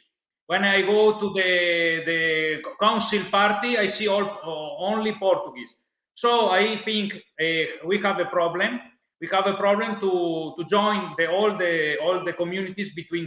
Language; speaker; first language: English; non-native, learner; Italian